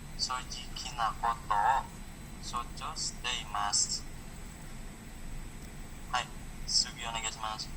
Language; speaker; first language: Japanese; non-native, learner; Indonesian